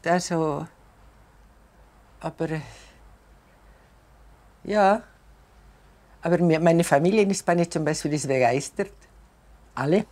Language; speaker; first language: German; non-native, fluent; Spanish